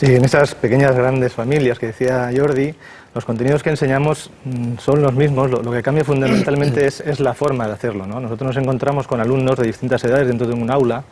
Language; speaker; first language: Spanish; native; Spanish